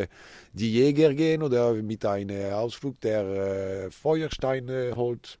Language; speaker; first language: German; non-native, local second language; French